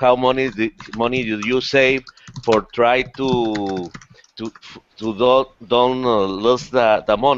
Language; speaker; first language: English; non-native, learner; Spanish